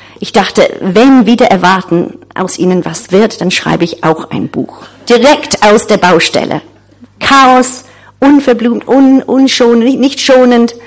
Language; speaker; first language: German; non-native, fluent; English